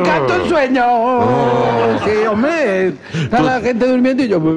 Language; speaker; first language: Spanish; native; Spanish